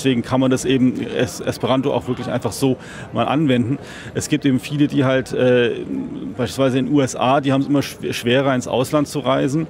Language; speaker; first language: German; native; German